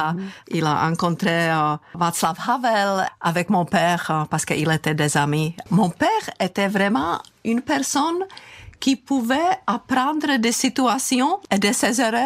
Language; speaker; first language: French; non-native, fluent; Czech